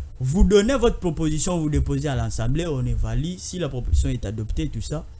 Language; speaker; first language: French; non-native, local second language; Lingala